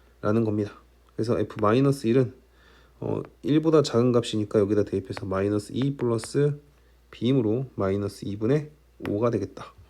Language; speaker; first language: Korean; native; Korean